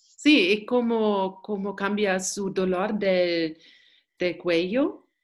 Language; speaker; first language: Spanish; non-native, learner; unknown